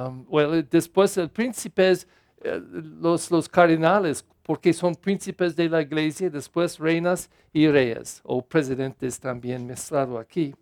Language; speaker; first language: Spanish; non-native, fluent; English